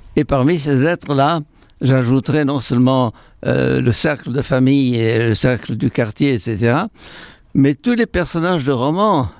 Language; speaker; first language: French; non-native, fluent; Arabic